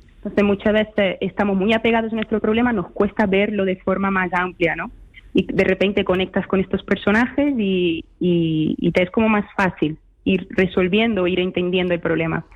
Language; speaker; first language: Spanish; early bilingual, other home language; Portuguese